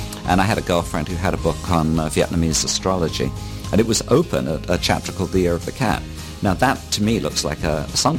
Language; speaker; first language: English; native; English